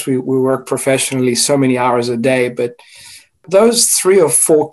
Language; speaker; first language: English; non-native, fluent; Greek